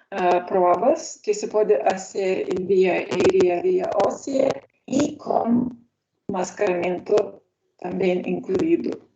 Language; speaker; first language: Spanish; non-native, learner; Lithuanian